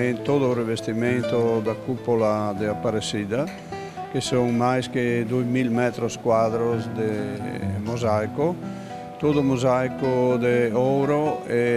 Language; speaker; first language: Portuguese; non-native, learner; Italian